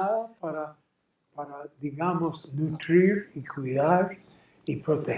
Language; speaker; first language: Spanish; non-native, fluent; English